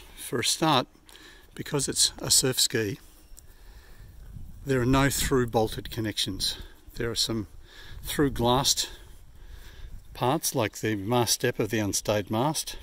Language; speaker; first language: English; native; English